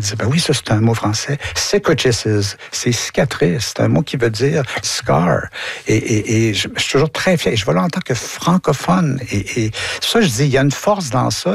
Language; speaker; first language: French; native; French